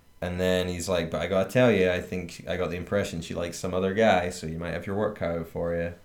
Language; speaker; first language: English; native; English